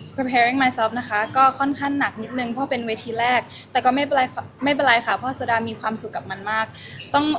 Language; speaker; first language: Thai; early bilingual, heritage; Thai